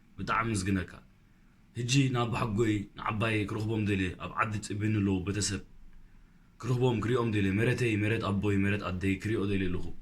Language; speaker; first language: Tigrinya; early bilingual, heritage; Tigrinya